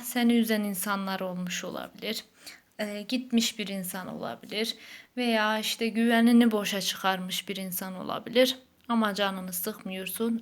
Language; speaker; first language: Turkish; native; Turkish